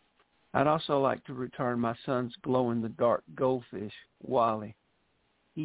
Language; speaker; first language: English; native; English